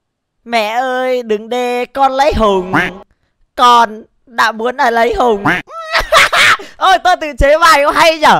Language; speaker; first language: Vietnamese; native; Vietnamese